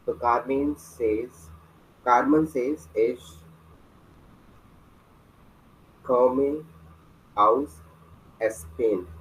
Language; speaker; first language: German; non-native, fluent; Hindi